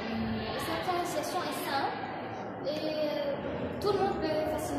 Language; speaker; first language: French; non-native, local second language; Arabic